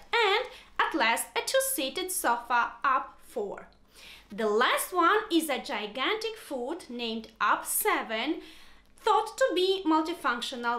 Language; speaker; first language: English; non-native, fluent; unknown